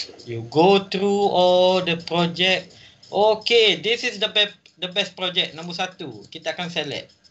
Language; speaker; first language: English; non-native, local second language; Malay